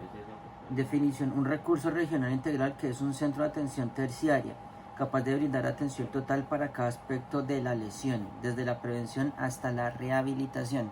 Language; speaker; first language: Spanish; native; Spanish